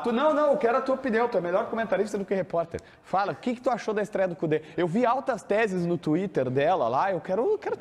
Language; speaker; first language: Portuguese; native; Portuguese